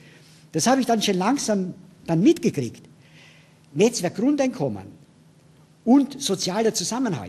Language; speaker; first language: German; native; German